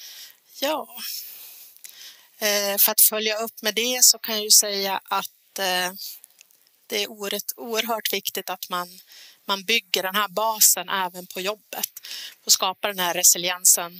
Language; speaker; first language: Swedish; native; Swedish